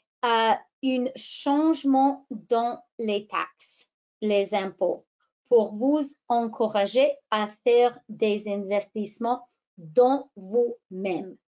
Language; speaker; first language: French; non-native, fluent; English